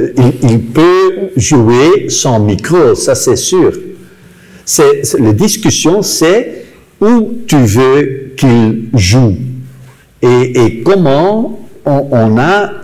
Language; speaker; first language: French; non-native, local second language; Dutch